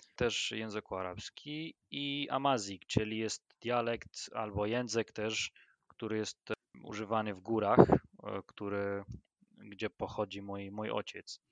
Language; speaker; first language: Polish; non-native, learner; Arabic